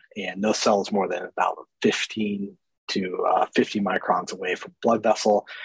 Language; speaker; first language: English; native; English